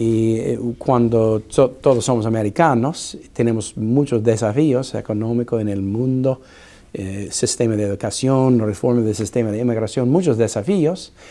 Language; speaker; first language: Spanish; non-native, fluent; English